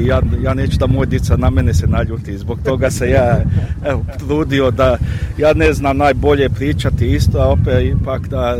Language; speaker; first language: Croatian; early bilingual, heritage; English